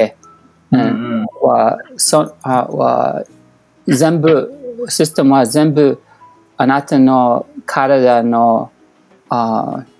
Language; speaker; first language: Japanese; non-native, learner; English